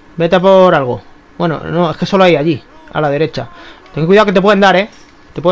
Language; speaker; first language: Spanish; native; Spanish